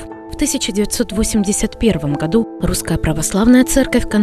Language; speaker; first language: Russian; native; Russian